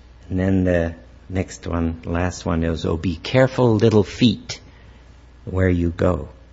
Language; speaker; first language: English; native; English